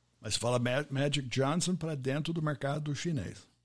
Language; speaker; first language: Portuguese; non-native, fluent; English